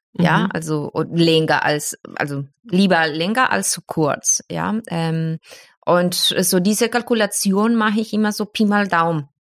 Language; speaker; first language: German; non-native, fluent; Spanish